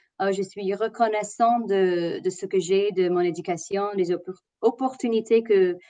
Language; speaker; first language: French; non-native, fluent; English